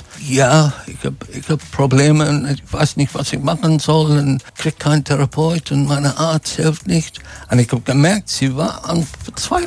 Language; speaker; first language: German; non-native, fluent; English